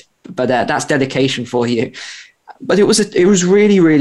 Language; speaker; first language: English; native; English